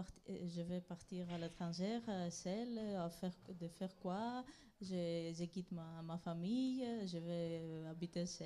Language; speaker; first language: French; non-native, fluent; Greek